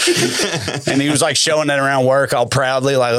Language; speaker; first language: English; native; English